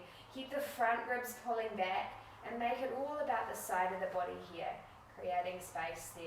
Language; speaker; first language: English; native; English